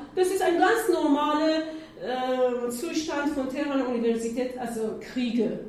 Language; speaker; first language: German; non-native, learner; Persian